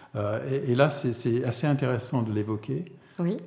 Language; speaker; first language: French; non-native, fluent; English